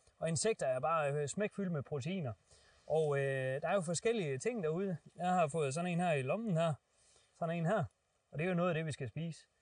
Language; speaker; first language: Danish; native; Danish